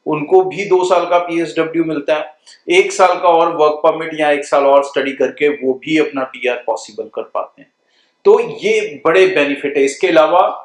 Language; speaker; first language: Hindi; non-native, local second language; Punjabi